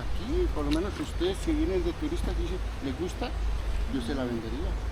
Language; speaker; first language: Spanish; native; Spanish